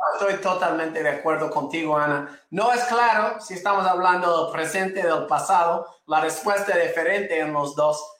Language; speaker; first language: Spanish; non-native, fluent; English